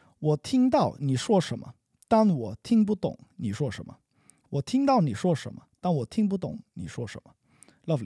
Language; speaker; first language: Chinese; non-native, learner; English